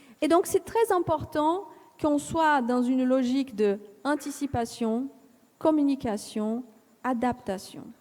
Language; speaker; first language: French; non-native, fluent; Portuguese